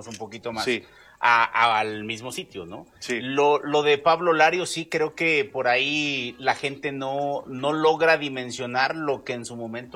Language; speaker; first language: Spanish; native; Spanish